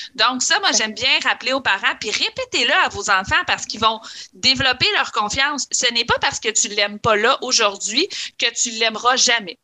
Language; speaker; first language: French; native; French